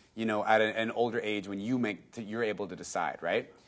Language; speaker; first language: English; native; English